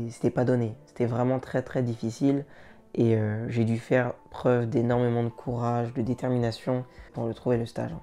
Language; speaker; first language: French; native; French